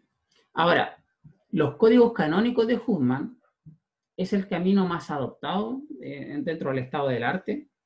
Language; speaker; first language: Spanish; native; Spanish